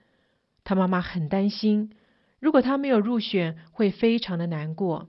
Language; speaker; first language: Chinese; native; Chinese